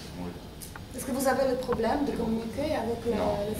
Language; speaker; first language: French; non-native, fluent; Polish